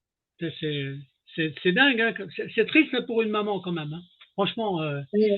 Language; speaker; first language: French; native; French